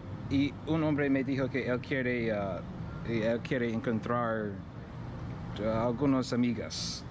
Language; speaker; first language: Spanish; non-native, learner; English